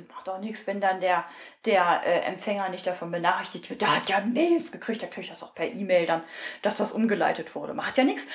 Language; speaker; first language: German; native; German